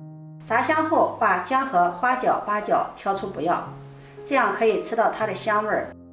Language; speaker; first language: Chinese; native; Chinese